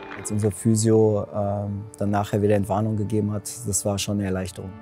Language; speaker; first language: German; native; German